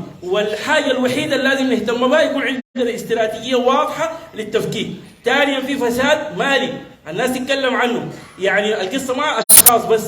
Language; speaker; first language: Arabic; native; Arabic